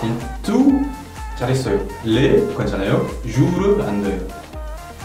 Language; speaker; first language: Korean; non-native, learner; French